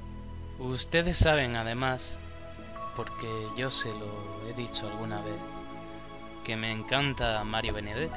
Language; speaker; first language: Spanish; native; Spanish